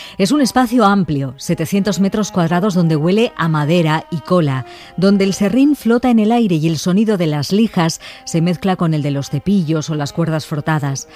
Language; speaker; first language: Spanish; native; Spanish